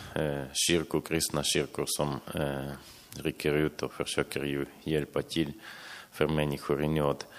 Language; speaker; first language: Swedish; non-native, fluent; Ukrainian